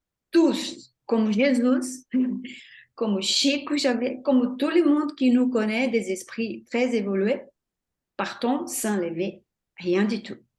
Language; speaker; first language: French; non-native, fluent; Portuguese